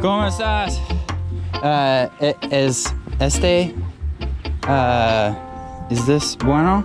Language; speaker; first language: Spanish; non-native, learner; English